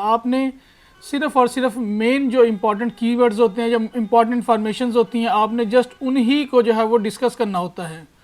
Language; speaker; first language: Urdu; non-native, local second language; Punjabi